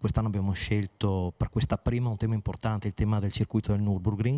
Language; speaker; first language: Italian; native; Italian